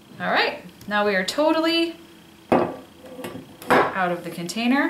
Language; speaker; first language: English; native; English